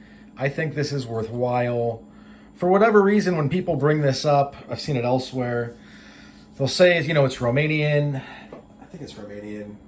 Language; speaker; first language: English; native; English